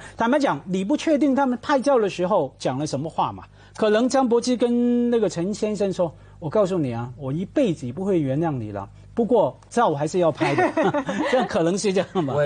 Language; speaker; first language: Chinese; non-native, local second language; Cantonese